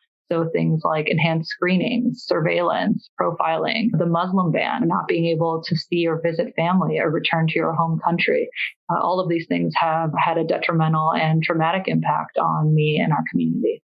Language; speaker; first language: English; early bilingual, other home language; Persian